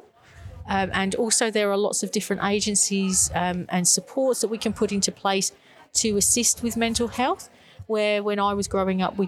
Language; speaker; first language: English; native; English